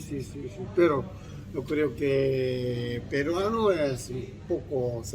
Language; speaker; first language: Spanish; non-native, learner; Korean